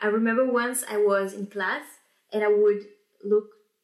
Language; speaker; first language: English; non-native, fluent; French